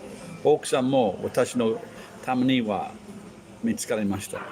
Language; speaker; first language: Japanese; non-native, learner; English